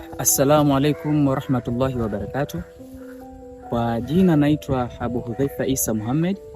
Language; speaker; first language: Swahili; native; Swahili